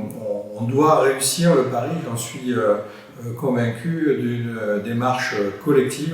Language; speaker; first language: French; native; French